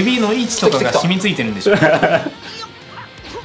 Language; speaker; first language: Japanese; native; Japanese